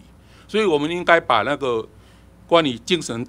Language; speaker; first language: Chinese; native; Chinese